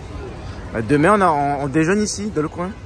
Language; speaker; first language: French; native; French